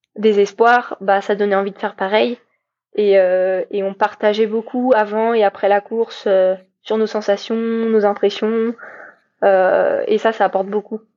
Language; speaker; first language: French; native; French